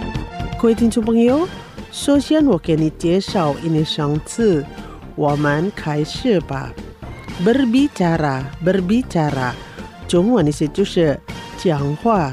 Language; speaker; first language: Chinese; non-native, learner; Indonesian